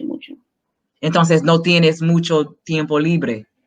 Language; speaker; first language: Spanish; non-native, fluent; English